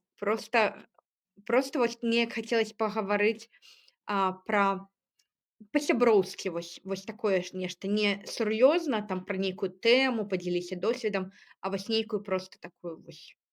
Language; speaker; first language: Belarusian; native; Belarusian